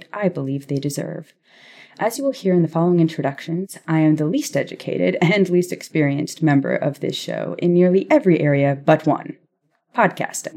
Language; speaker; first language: English; native; English